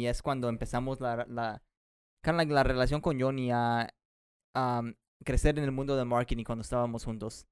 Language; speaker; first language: Spanish; early bilingual, heritage; Spanish